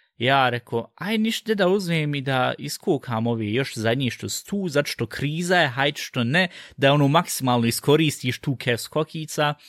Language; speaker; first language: Bosnian; early bilingual, heritage; Bosnian